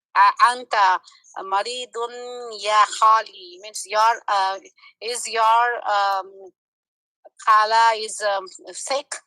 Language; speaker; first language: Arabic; non-native, learner; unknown